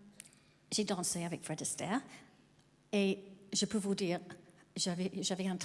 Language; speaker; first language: French; non-native, fluent; English